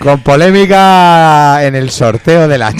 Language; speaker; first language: Spanish; native; Spanish